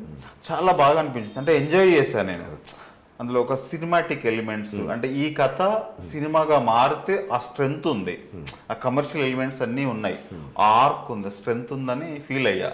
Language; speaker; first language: Telugu; native; Telugu